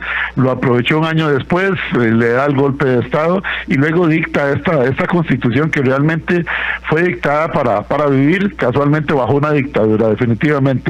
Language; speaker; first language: Spanish; native; Spanish